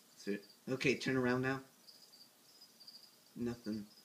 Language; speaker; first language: English; native; English